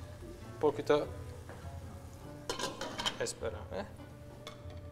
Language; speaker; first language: Spanish; non-native, learner; Turkish